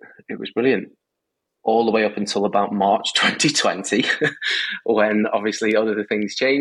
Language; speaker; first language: English; native; English